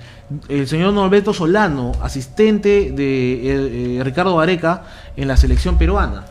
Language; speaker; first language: Spanish; native; Spanish